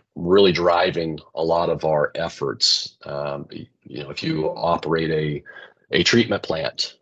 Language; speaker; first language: English; native; English